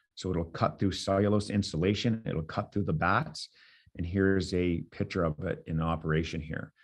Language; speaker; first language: English; native; English